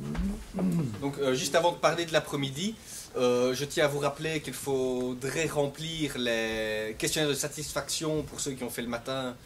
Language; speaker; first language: French; native; French